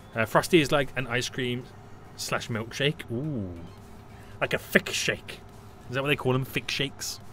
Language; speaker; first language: English; native; English